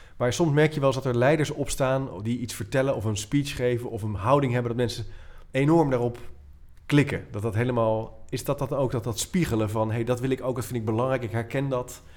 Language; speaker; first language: Dutch; native; Dutch